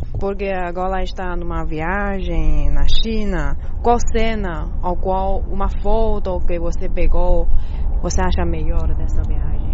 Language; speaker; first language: Portuguese; non-native, learner; Chinese